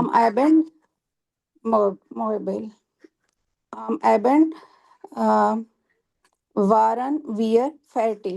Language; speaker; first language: German; non-native, learner; Urdu